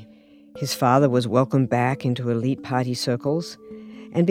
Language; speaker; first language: English; native; English